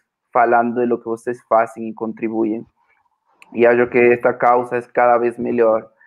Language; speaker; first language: Portuguese; non-native, fluent; Spanish